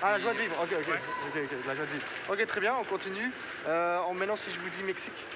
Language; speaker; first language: French; native; French